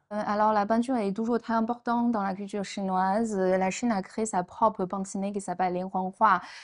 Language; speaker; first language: French; non-native, fluent; Chinese